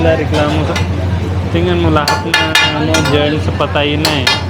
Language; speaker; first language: Filipino; non-native, learner; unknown